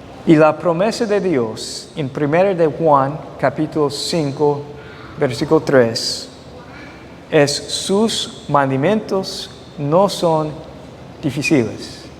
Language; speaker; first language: Spanish; non-native, fluent; English